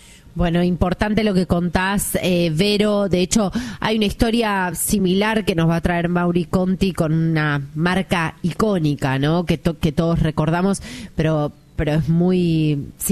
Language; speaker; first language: Spanish; native; Spanish